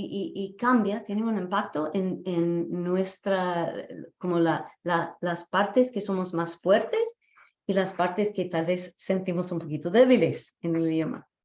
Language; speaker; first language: Spanish; non-native, fluent; English